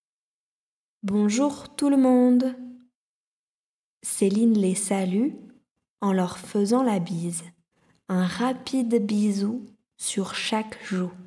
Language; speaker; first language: French; native; French